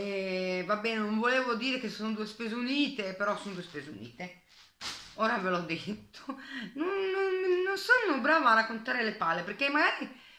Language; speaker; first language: Italian; native; Italian